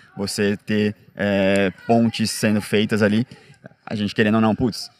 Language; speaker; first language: Portuguese; native; Portuguese